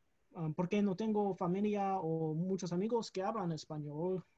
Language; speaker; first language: Spanish; non-native, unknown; English